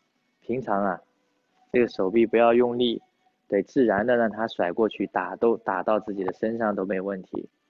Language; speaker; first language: Chinese; native; Chinese